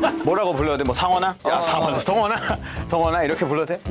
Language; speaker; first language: Korean; non-native, fluent; Spanish